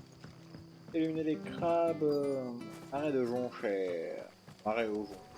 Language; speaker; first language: French; native; French